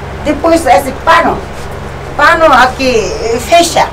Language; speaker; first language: Portuguese; non-native, local second language; Korean